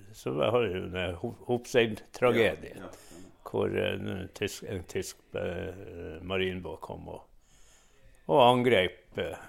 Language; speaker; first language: Norwegian; native; Norwegian